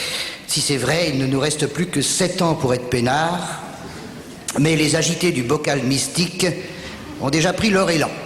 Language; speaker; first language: French; native; French